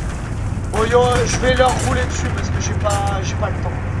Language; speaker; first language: French; native; French